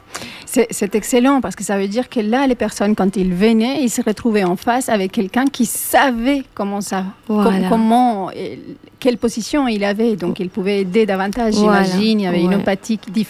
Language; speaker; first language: French; native; French